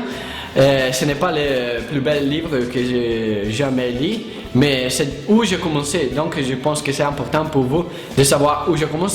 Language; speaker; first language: French; non-native, learner; Italian